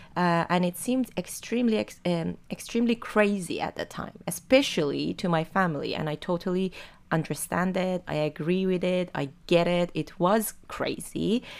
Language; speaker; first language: English; non-native, fluent; Persian